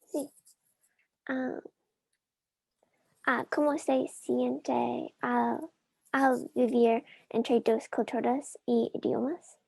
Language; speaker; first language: Spanish; non-native, learner; English